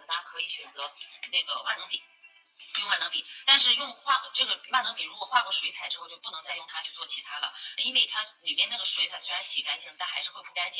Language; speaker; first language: Chinese; native; Chinese